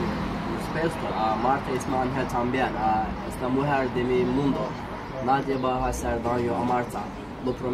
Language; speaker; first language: Spanish; non-native, learner; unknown